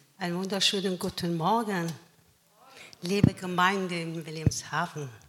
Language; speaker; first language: German; non-native, fluent; Persian